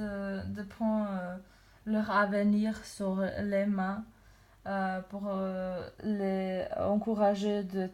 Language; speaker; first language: French; non-native, learner; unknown